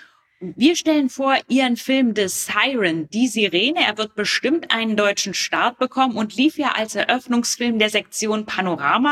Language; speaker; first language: German; native; German